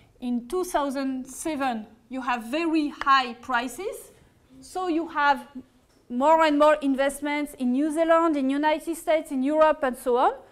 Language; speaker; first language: English; non-native, fluent; French